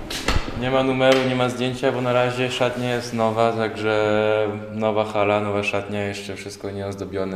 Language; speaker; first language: Polish; early bilingual, heritage; French